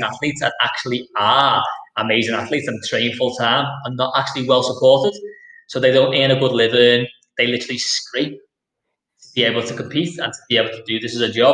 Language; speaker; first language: English; native; English